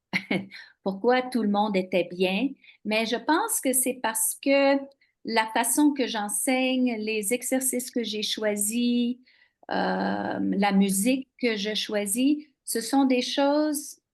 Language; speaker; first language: French; non-native, local second language; English